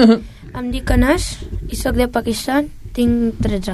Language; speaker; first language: Catalan; non-native, learner; Urdu